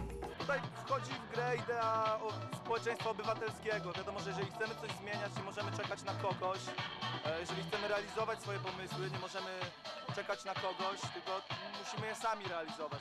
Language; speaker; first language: Polish; native; Polish